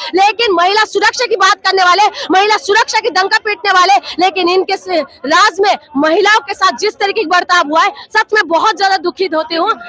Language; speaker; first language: Hindi; non-native, local second language; Assamese